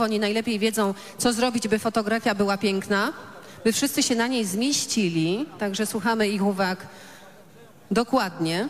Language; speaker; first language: Polish; native; Polish